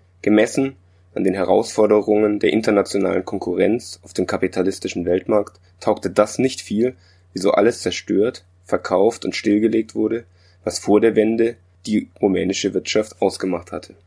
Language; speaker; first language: German; native; German